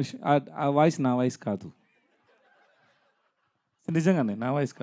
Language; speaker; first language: Telugu; non-native, learner; Tamil